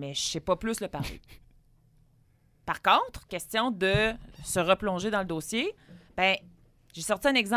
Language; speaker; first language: French; native; French